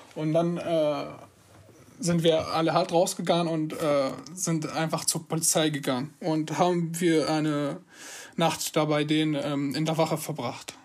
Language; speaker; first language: German; non-native, fluent; Arabic